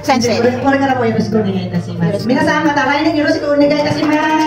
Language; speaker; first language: Japanese; non-native, learner; Filipino